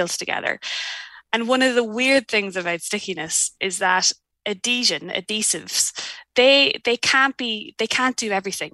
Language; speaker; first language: English; native; English